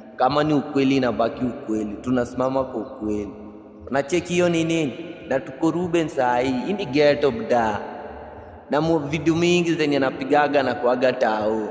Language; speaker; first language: Swahili; native; Swahili